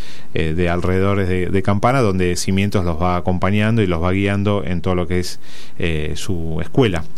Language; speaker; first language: Spanish; native; Spanish